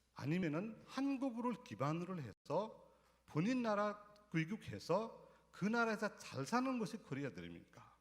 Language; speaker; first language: Korean; non-native, fluent; Nepali